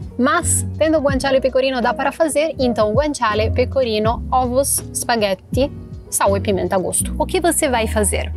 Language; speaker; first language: Portuguese; non-native, fluent; Italian